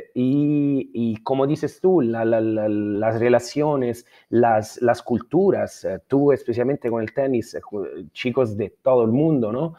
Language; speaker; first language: Spanish; non-native, fluent; Italian